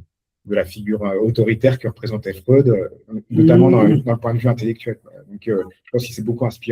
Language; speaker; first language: French; native; French